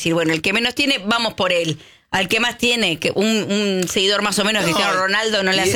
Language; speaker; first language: Spanish; native; Spanish